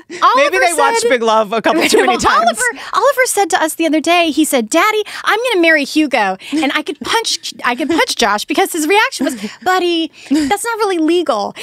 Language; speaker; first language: English; native; English